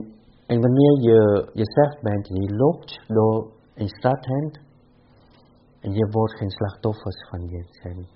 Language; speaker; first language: Dutch; non-native, fluent; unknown